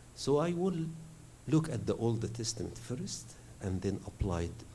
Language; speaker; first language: English; non-native, fluent; Arabic